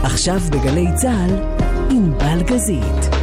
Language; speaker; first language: Hebrew; native; Hebrew